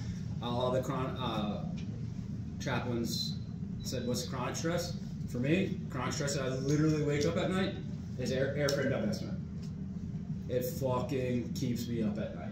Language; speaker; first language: English; native; English